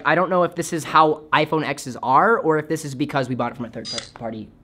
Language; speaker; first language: English; native; English